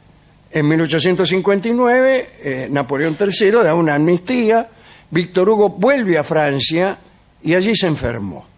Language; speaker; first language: Spanish; native; Spanish